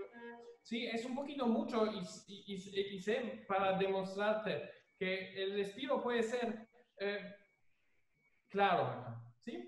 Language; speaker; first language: Spanish; non-native, fluent; German